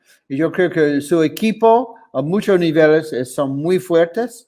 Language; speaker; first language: Spanish; non-native, fluent; English